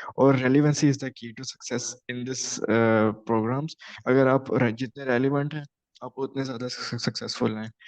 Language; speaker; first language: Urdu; non-native, local second language; Punjabi